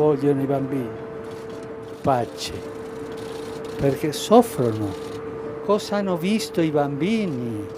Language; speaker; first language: Italian; non-native, fluent; Spanish